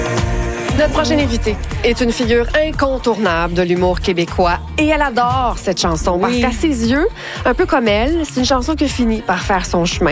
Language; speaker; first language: French; native; French